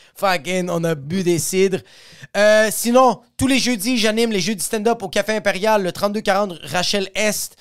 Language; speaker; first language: French; native; French